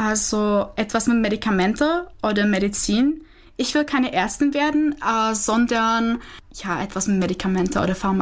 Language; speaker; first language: German; non-native, fluent; Czech